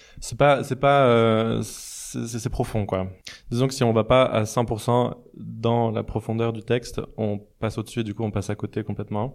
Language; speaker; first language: French; native; French